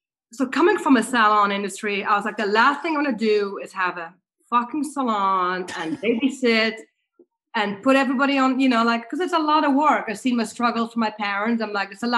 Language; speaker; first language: English; non-native, fluent; Dutch